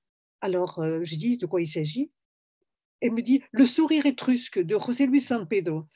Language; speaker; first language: French; native; French